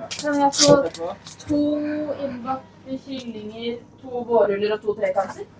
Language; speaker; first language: Norwegian; native; Norwegian